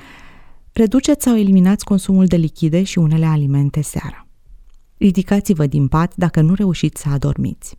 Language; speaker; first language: Romanian; native; Romanian